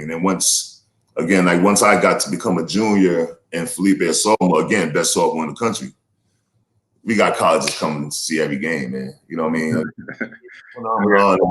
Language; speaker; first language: English; native; English